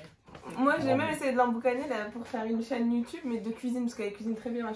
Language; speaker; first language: French; native; French